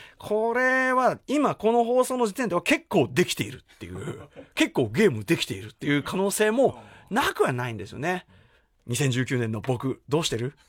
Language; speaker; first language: Japanese; native; Japanese